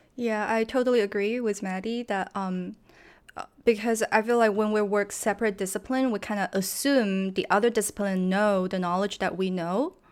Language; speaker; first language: English; non-native, fluent; Chinese